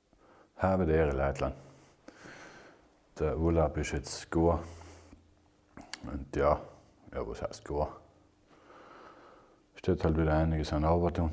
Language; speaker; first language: German; native; German